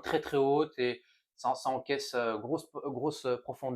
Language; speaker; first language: French; native; French